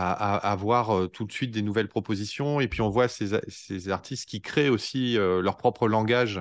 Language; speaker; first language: French; native; French